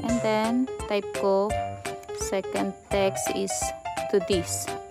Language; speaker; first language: English; non-native, local second language; Filipino